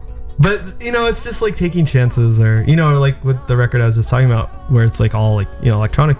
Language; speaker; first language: English; early bilingual, other home language; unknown